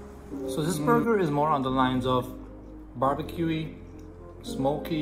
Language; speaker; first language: English; non-native, local second language; Filipino